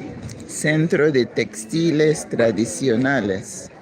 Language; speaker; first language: Spanish; non-native, learner; English